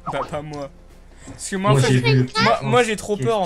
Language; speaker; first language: French; native; French